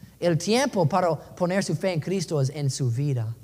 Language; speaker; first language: Spanish; non-native, learner; English